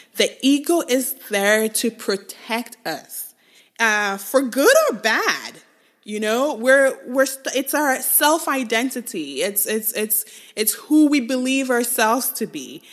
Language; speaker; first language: English; non-native, local second language; Igbo